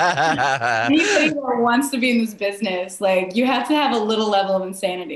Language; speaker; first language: English; native; English